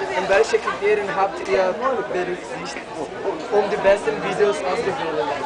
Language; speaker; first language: German; non-native, learner; Portuguese